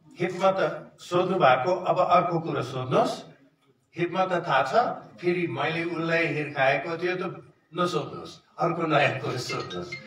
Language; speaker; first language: Nepali; non-native, fluent; Dutch